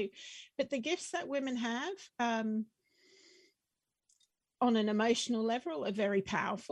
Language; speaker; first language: English; native; English